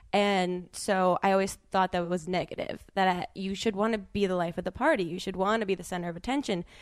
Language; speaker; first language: English; native; English